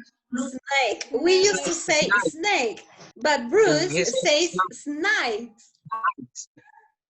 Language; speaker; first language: English; non-native, fluent; Spanish